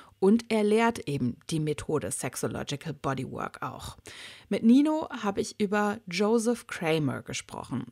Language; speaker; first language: German; native; German